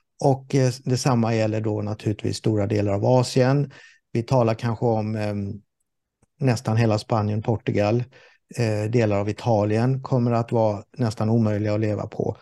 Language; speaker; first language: Swedish; native; Swedish